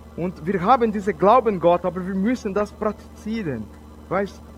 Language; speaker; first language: German; non-native, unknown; Portuguese